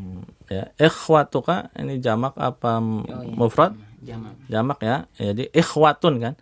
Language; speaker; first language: Indonesian; native; Indonesian